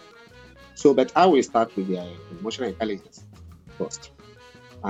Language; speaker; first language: English; non-native, local second language; Igbo